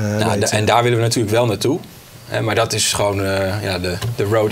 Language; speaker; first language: Dutch; native; Dutch